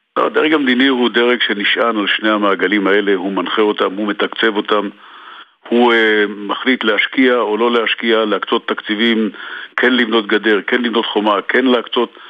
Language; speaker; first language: Hebrew; native; Hebrew